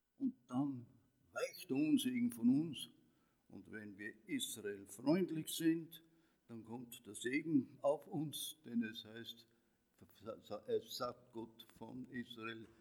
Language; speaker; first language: German; native; German